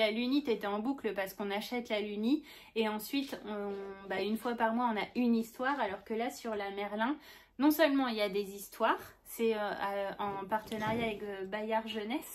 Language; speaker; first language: French; native; French